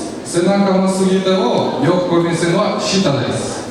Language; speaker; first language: Japanese; non-native, learner; Kyrgyz